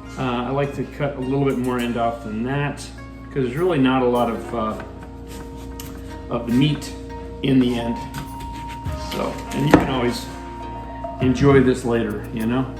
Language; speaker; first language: English; native; English